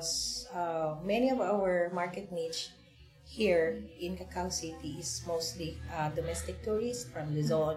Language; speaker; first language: English; non-native, local second language; Cebuano